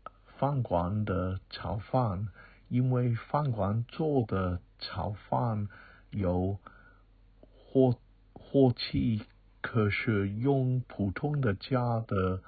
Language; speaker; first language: Chinese; non-native, fluent; English